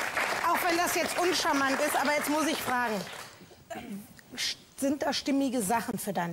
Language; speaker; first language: German; native; German